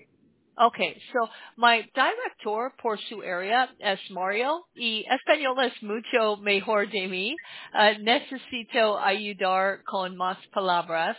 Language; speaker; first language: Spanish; non-native, learner; English